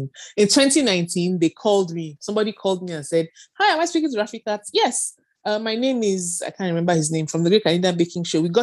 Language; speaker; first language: English; non-native, local second language; Yoruba